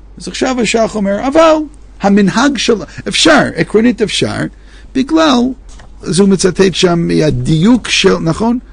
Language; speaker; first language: Hebrew; non-native, fluent; English